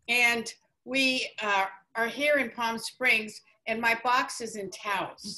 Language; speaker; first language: English; native; English